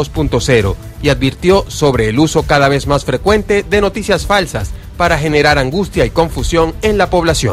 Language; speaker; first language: Spanish; native; Spanish